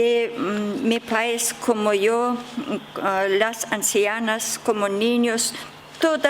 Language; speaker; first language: Spanish; non-native, learner; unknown